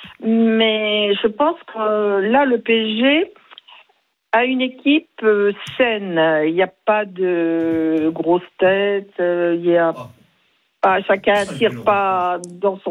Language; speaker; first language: French; native; French